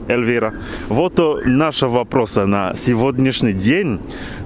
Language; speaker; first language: Russian; non-native, learner; French